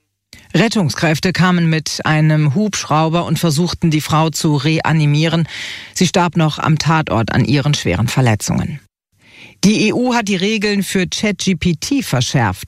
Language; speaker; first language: German; native; German